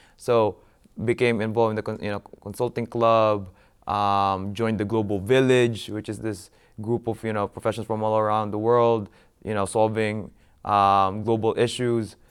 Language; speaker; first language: English; non-native, local second language; Filipino